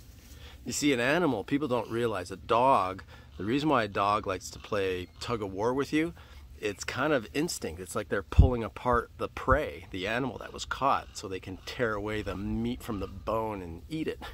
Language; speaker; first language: English; native; English